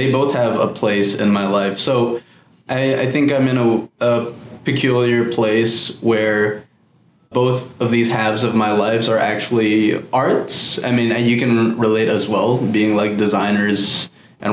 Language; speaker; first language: English; non-native, local second language; Filipino